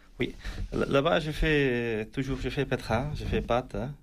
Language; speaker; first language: French; non-native, learner; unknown